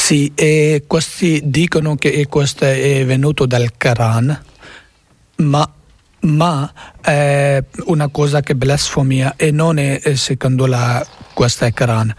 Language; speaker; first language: Italian; non-native, learner; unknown